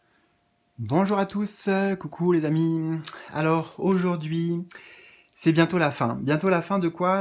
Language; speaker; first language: French; native; French